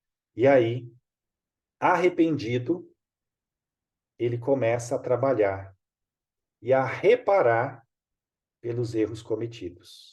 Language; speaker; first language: Portuguese; native; Portuguese